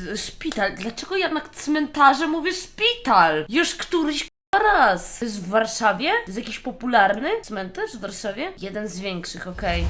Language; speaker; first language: Polish; native; Polish